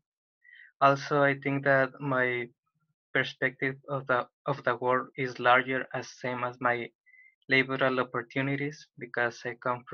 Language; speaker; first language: English; non-native, fluent; Spanish